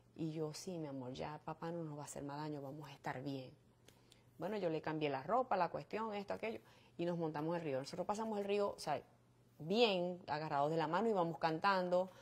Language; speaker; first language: Spanish; native; Spanish